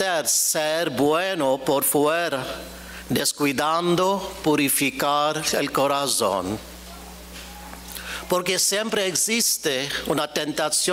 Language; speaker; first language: Spanish; non-native, fluent; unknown